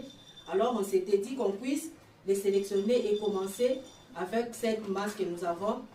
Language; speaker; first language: French; native; French